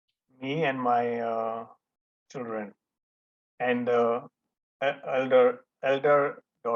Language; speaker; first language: English; non-native, local second language; Hindi